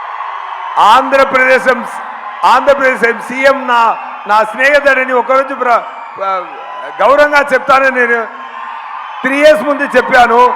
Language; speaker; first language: Telugu; non-native, learner; Tamil